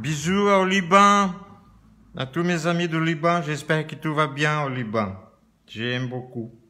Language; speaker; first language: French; non-native, learner; Portuguese